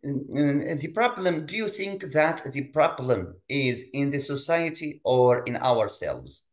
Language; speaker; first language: English; non-native, fluent; Arabic